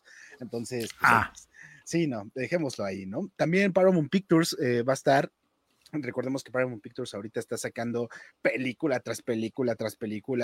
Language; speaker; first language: Spanish; native; Spanish